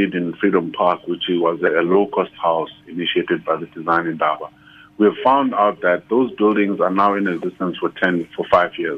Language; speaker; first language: English; non-native, local second language; Xhosa